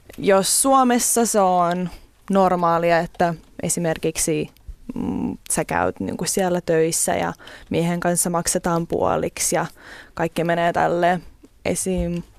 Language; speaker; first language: Finnish; early bilingual, other home language; Russian